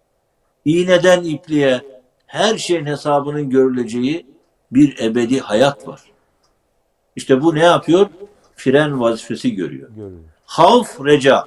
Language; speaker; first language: Turkish; native; Turkish